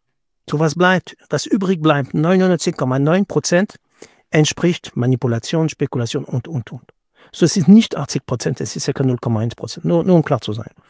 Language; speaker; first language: German; non-native, fluent; French